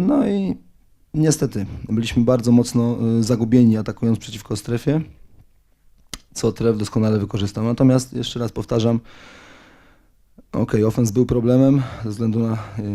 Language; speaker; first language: Polish; native; Polish